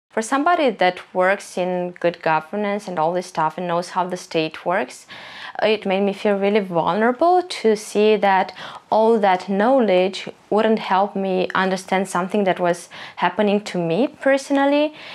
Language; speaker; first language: English; non-native, fluent; Romanian